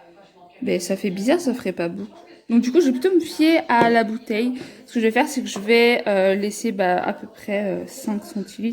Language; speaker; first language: French; native; French